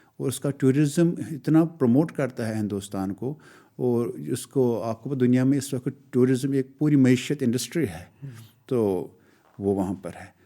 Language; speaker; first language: Urdu; non-native, local second language; Kashmiri